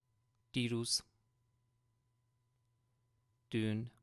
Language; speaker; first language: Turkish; non-native, fluent; Persian